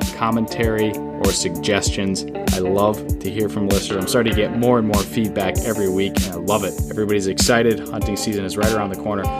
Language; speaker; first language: English; native; English